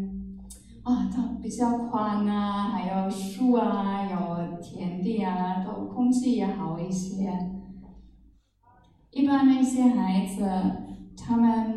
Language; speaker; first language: Chinese; non-native, fluent; German